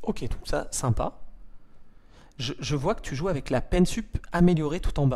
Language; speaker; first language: French; native; French